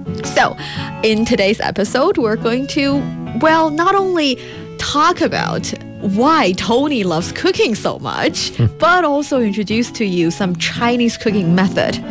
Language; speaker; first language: English; non-native, fluent; Chinese